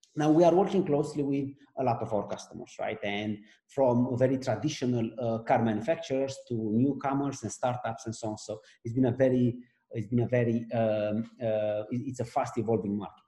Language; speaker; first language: English; non-native, fluent; Romanian